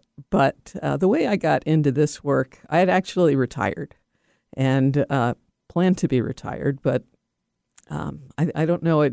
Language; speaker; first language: English; native; English